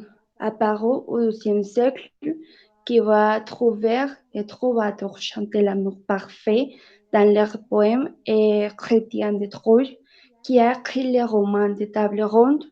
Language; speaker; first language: French; non-native, learner; Spanish